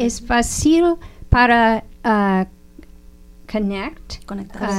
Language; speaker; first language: Spanish; non-native, learner; English